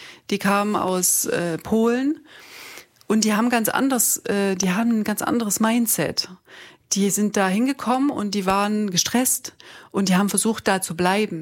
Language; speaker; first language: German; native; German